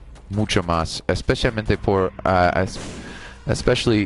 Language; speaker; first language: Spanish; non-native, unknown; English